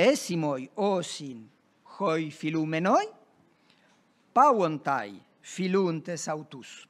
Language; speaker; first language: Greek; non-native, fluent; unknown